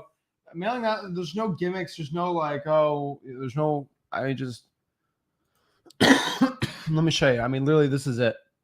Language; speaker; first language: English; native; English